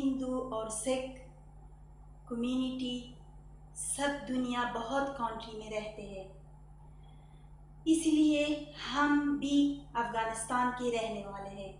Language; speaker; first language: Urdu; non-native, learner; Persian